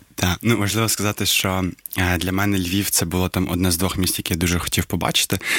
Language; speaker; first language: Ukrainian; non-native, local second language; Crimean Tatar